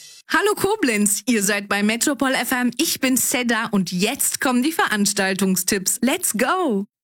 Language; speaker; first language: German; early bilingual, other home language; Turkish